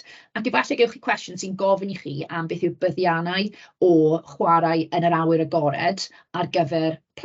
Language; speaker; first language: Welsh; native; Welsh